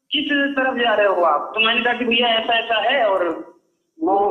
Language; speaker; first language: Hindi; native; Hindi